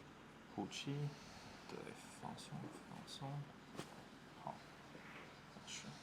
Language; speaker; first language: Chinese; non-native, learner; English